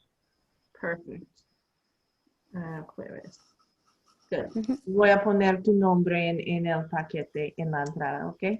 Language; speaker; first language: Spanish; non-native, learner; English